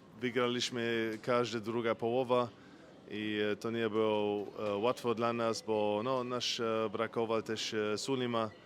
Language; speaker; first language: Polish; non-native, fluent; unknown